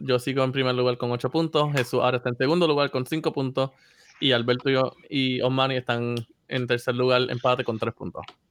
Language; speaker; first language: Spanish; native; Spanish